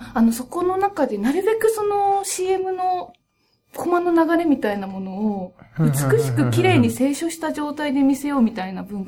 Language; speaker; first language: Japanese; native; Japanese